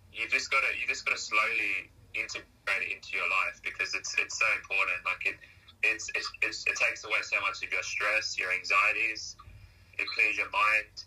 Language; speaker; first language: English; native; English